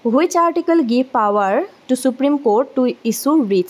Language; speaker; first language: English; non-native, local second language; Assamese